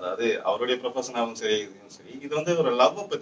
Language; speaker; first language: Tamil; native; Tamil